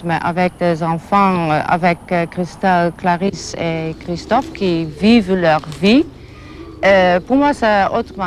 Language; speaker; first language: French; non-native, fluent; German